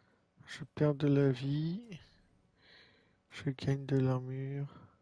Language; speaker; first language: French; native; French